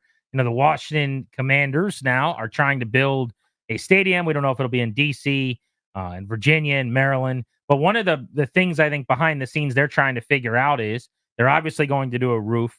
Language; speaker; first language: English; native; English